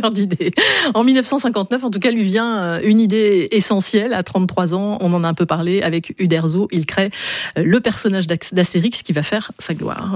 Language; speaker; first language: French; native; French